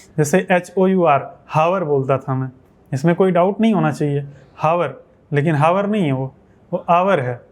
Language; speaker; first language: Hindi; native; Hindi